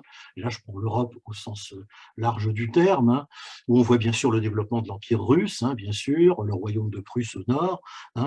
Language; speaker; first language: French; native; French